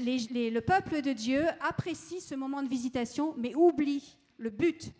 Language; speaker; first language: French; native; French